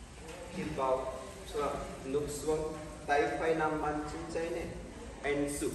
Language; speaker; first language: Vietnamese; non-native, learner; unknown